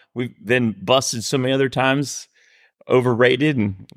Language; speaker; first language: English; native; English